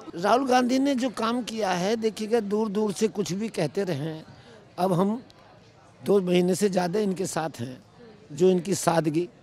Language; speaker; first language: Hindi; native; Hindi